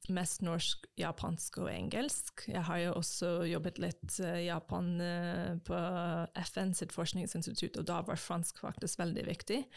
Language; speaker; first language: Norwegian; non-native, fluent; English